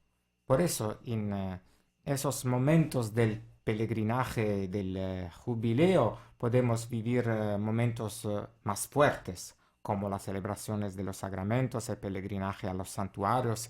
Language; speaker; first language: Spanish; non-native, fluent; Italian